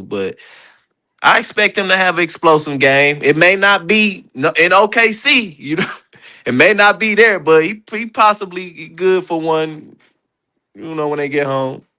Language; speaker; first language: English; native; English